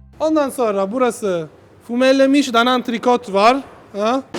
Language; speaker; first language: Turkish; non-native, learner; Italian